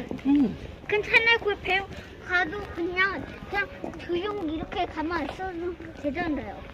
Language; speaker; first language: Korean; non-native, learner; Mizo